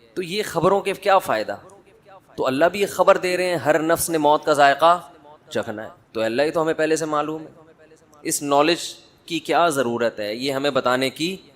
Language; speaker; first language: Urdu; native; Urdu